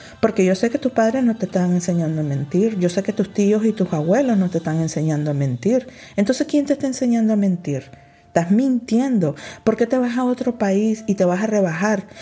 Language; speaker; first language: Spanish; early bilingual, heritage; Spanish